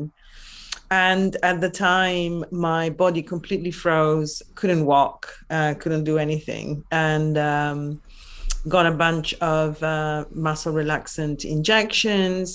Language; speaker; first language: English; non-native, fluent; Italian